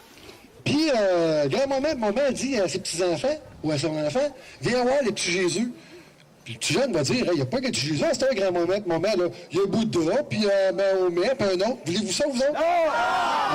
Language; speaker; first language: French; native; French